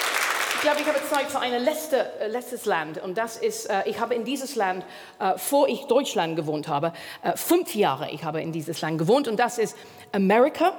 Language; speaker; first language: German; non-native, fluent; English